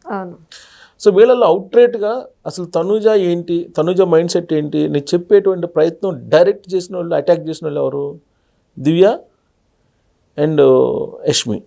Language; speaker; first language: Telugu; native; Telugu